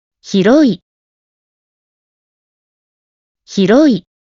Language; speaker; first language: Japanese; native; Japanese